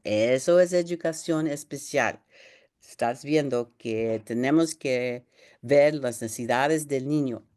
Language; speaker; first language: Spanish; early bilingual, heritage; Spanish